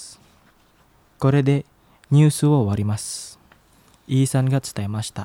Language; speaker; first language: Japanese; non-native, fluent; Indonesian